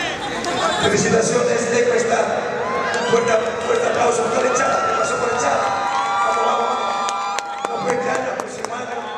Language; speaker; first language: Spanish; native; Spanish